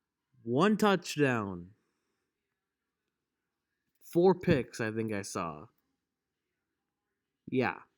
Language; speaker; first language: English; native; English